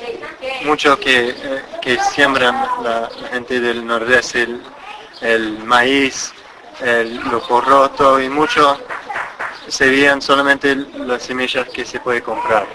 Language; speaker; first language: Spanish; non-native, fluent; English